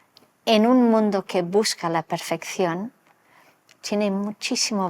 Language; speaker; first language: Spanish; non-native, local second language; English